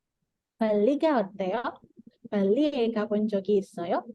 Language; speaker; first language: Korean; non-native, learner; Indonesian